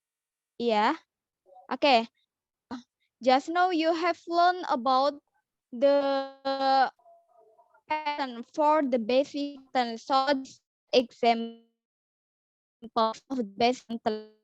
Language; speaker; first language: English; non-native, learner; Indonesian